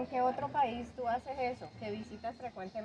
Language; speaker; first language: Spanish; native; Spanish